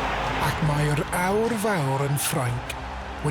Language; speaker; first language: Welsh; non-native, local second language; English